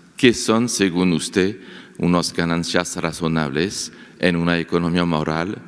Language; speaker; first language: Spanish; non-native, fluent; French